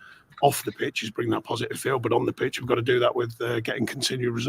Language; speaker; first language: English; native; English